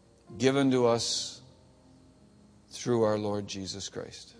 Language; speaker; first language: English; native; English